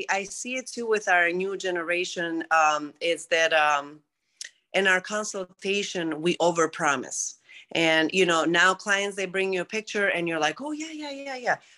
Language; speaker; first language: English; non-native, fluent; Greek